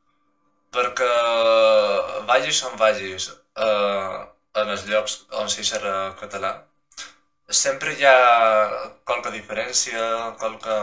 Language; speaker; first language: Catalan; non-native, local second language; Spanish